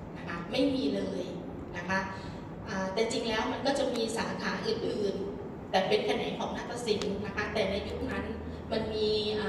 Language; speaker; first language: Thai; non-native, local second language; Northeastern Thai